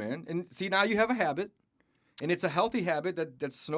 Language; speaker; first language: English; native; English